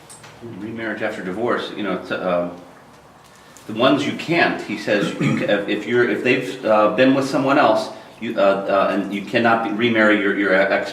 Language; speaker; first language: English; native; English